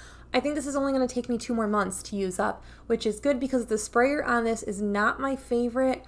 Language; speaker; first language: English; native; English